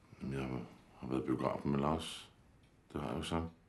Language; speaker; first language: Danish; native; Danish